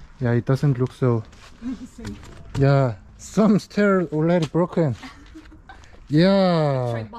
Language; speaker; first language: English; non-native, learner; Korean